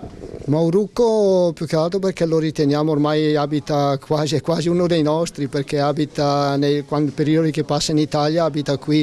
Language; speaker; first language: Italian; native; Italian